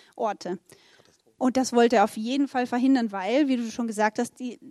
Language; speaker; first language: German; native; German